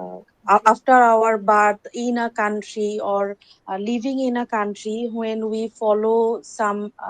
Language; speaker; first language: English; non-native, learner; Bangla